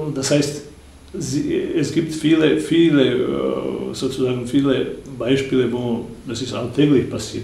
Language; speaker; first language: German; non-native, fluent; Bosnian